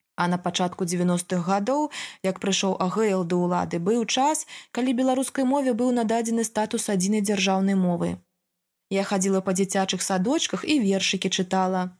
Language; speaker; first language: Belarusian; native; Belarusian